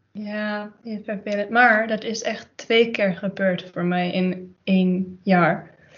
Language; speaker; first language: Dutch; non-native, learner; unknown